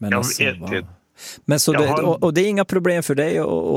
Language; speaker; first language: Swedish; native; Swedish